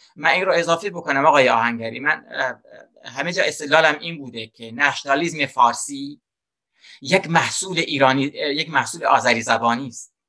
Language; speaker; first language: Persian; non-native, local second language; Kurdish